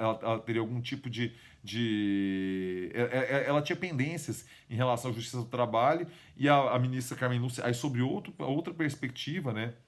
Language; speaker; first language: Portuguese; native; Portuguese